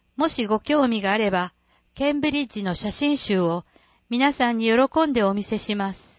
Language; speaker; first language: Japanese; native; Japanese